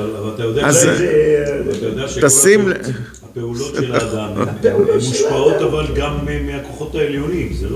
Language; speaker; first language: Hebrew; native; Hebrew